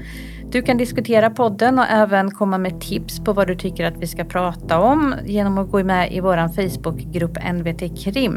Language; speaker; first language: Swedish; native; Swedish